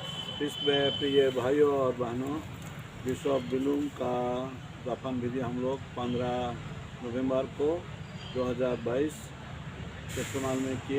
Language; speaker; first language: Hindi; non-native, local second language; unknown